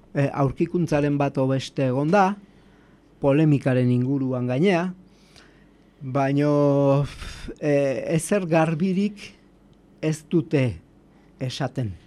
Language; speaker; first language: Basque; native; Basque